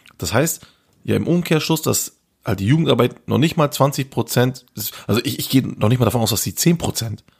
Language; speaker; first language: German; early bilingual, other home language; Turkish